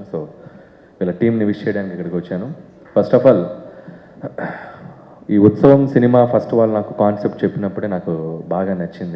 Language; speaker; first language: Telugu; native; Telugu